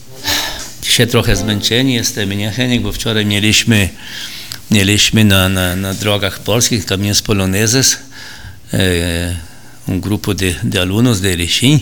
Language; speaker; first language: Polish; early bilingual, heritage; Polish